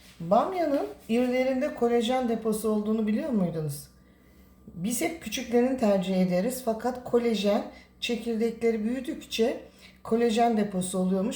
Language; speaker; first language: Turkish; native; Turkish